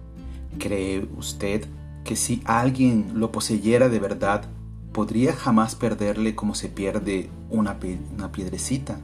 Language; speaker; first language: Spanish; native; Spanish